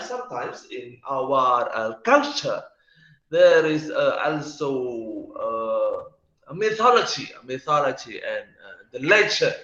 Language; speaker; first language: English; non-native, learner; Indonesian